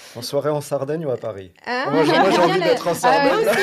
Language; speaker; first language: French; native; French